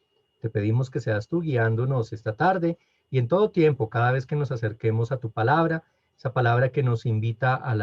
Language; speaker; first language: Spanish; native; Spanish